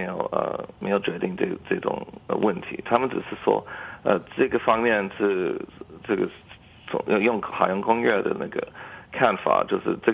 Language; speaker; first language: Chinese; early bilingual, heritage; English